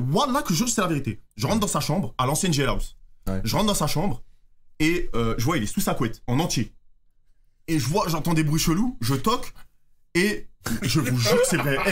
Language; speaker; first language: French; native; French